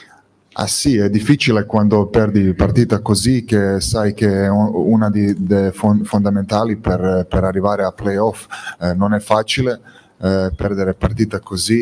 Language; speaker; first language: Italian; non-native, fluent; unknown